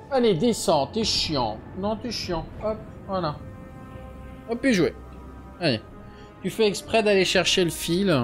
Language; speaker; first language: French; native; French